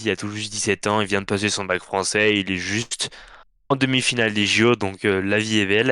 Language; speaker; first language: French; native; French